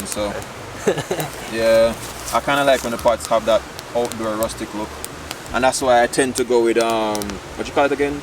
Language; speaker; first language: English; native; English